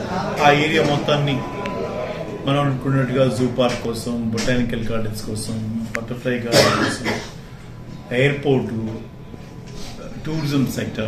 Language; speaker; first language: Telugu; native; Telugu